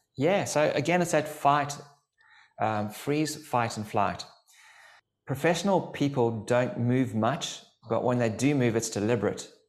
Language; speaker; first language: English; native; English